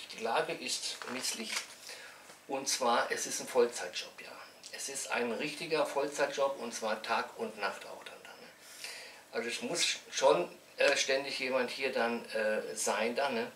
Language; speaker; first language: German; native; German